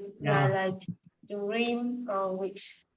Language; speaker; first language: English; non-native, learner; Vietnamese